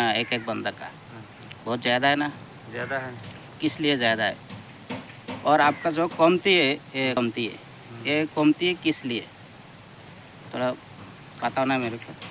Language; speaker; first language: Hindi; non-native, learner; Bangla